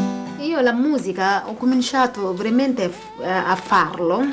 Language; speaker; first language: Italian; non-native, fluent; Wolof